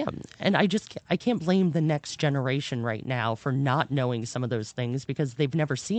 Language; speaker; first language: English; native; English